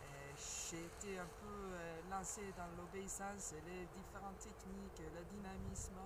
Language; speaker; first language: French; non-native, fluent; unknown